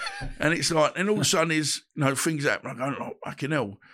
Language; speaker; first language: English; native; English